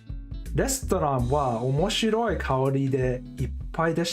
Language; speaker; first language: Japanese; non-native, learner; English